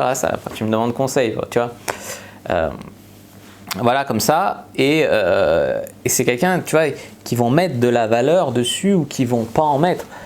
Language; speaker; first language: French; native; French